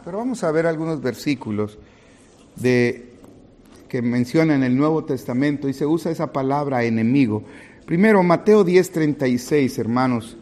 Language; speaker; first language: Spanish; native; Spanish